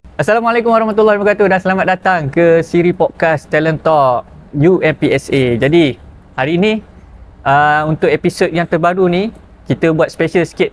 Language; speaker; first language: Malay; native; Malay